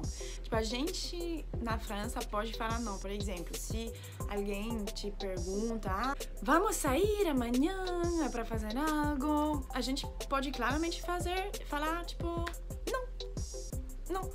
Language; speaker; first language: Portuguese; non-native, fluent; French